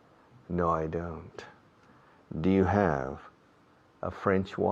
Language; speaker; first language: English; non-native, fluent; Spanish